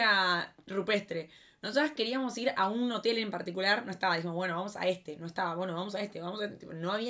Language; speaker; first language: Spanish; native; Spanish